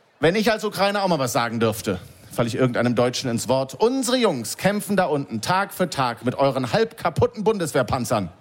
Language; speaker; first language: German; native; German